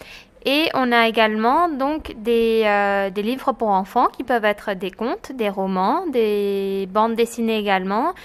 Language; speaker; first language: French; native; French